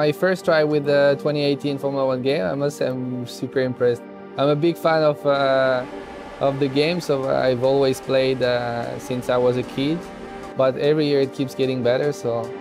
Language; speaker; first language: English; non-native, fluent; French